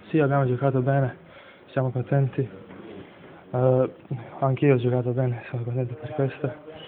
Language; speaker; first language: Italian; non-native, learner; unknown